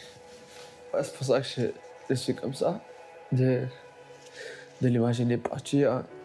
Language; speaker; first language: French; non-native, fluent; Portuguese